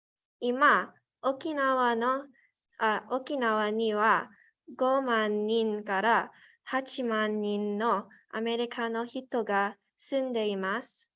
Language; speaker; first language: Japanese; non-native, learner; English